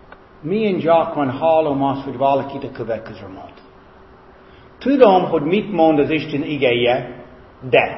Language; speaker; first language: Hungarian; non-native, fluent; English